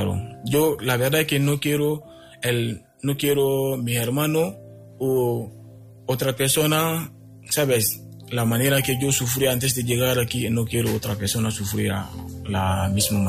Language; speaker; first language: Spanish; non-native, local second language; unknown